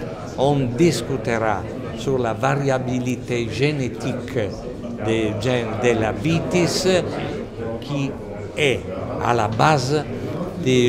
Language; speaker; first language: French; non-native, fluent; Italian